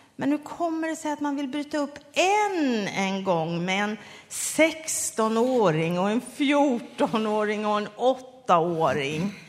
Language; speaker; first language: Swedish; native; Swedish